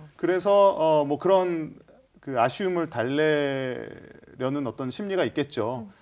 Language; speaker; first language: Korean; native; Korean